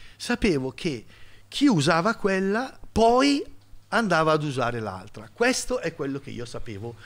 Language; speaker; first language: Italian; native; Italian